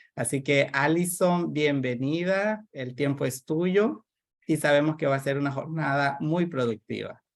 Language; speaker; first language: Spanish; native; Spanish